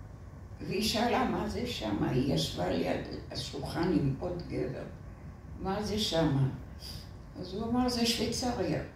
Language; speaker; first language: Hebrew; non-native, fluent; French